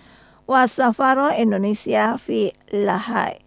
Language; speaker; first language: Arabic; non-native, fluent; Indonesian